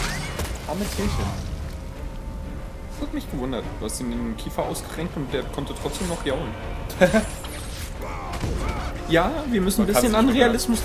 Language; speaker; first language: German; native; German